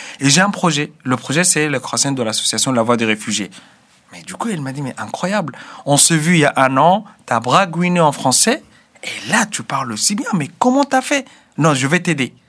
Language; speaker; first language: French; non-native, fluent; Arabic